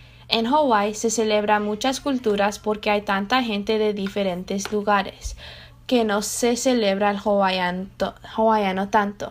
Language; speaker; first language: Spanish; non-native, learner; English